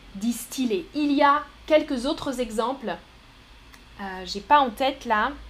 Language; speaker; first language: French; native; French